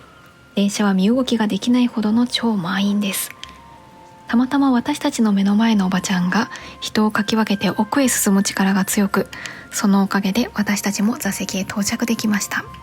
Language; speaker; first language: Japanese; native; Japanese